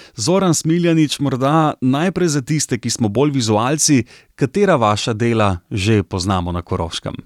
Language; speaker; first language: Slovenian; native; Slovenian